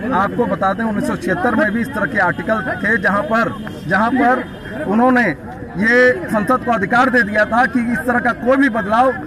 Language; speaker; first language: Hindi; native; Hindi